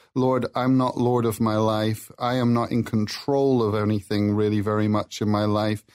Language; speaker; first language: English; native; English